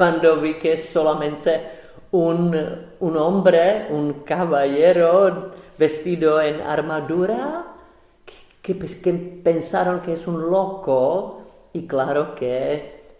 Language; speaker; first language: Spanish; non-native, fluent; Czech